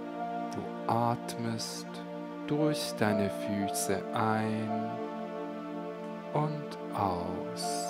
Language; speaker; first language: German; native; German